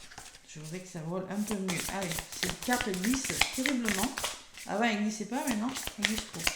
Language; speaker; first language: French; native; French